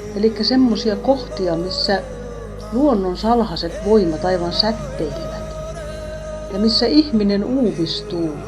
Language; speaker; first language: Finnish; native; Finnish